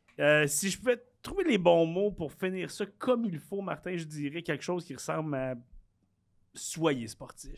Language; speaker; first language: French; native; French